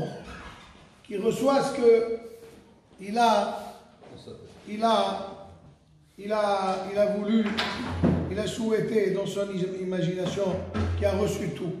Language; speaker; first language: French; native; French